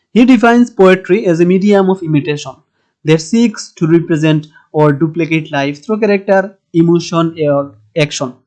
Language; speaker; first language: English; non-native, local second language; Bangla